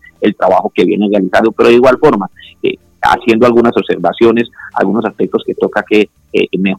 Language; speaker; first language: Spanish; native; Spanish